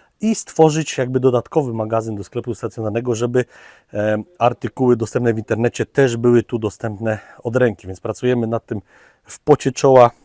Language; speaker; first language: Polish; native; Polish